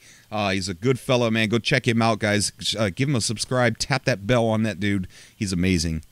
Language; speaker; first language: English; native; English